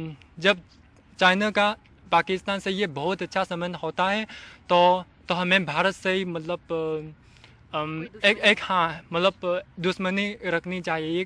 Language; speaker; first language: Hindi; non-native, fluent; Chinese